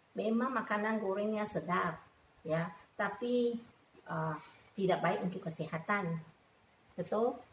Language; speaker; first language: Malay; non-native, local second language; Chinese